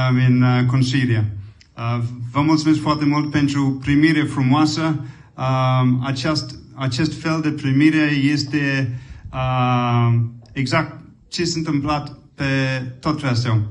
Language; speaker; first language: Romanian; non-native, fluent; English